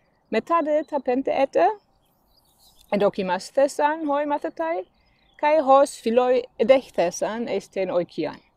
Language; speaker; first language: Greek; non-native, fluent; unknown